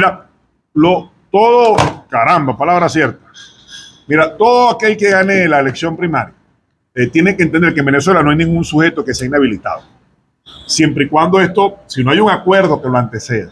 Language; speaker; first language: Spanish; native; Spanish